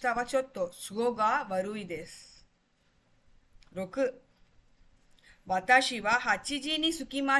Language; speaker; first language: Japanese; non-native, fluent; Tamil